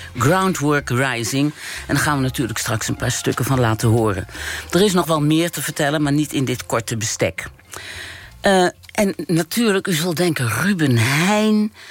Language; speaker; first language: Dutch; native; Dutch